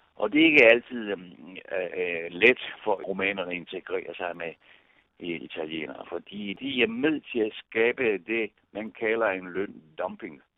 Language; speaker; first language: Danish; non-native, fluent; Italian